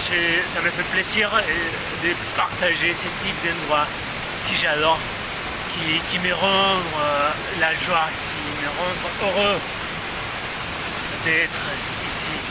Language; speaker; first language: French; non-native, fluent; Spanish